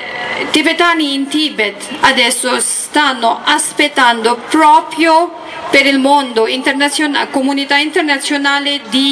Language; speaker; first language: Italian; non-native, learner; Tibetan